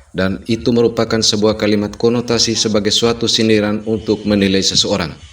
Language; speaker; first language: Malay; native; Malay